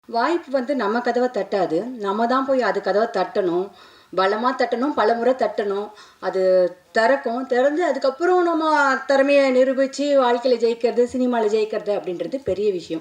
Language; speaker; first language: Tamil; native; Tamil